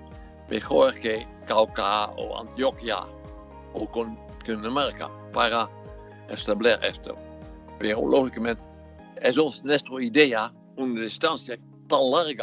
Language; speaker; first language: Spanish; non-native, fluent; Dutch